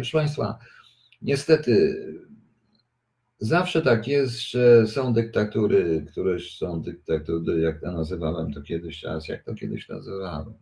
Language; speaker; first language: Polish; native; Polish